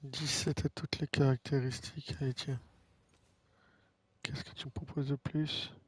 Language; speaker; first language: French; native; French